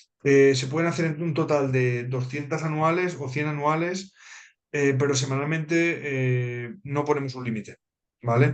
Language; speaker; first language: Spanish; native; Spanish